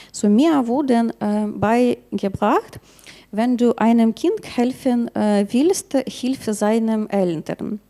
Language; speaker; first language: German; non-native, learner; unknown